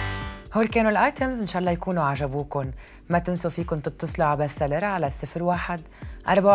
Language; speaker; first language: Arabic; native; Arabic